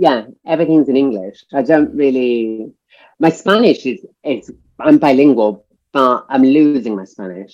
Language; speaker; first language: English; native; English